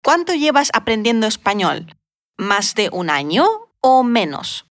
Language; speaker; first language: Spanish; non-native, fluent; Russian